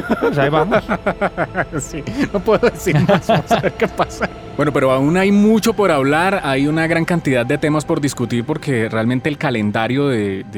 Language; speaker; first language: Spanish; native; Spanish